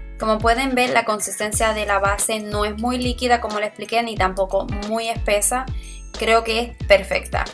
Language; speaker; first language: Spanish; early bilingual, heritage; Spanish